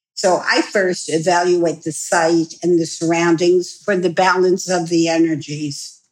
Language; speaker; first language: English; native; English